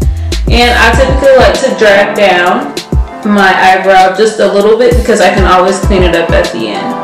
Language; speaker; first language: English; native; English